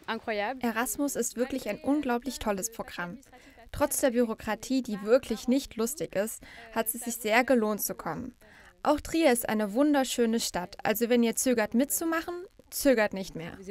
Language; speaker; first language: German; non-native, fluent; French